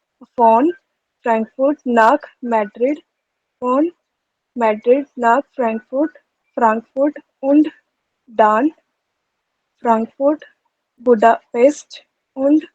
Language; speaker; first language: German; non-native, learner; Hindi